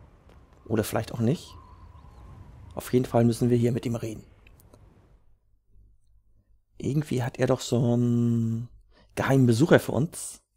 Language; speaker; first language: German; native; German